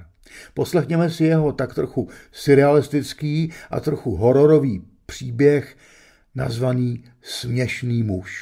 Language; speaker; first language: Czech; native; Czech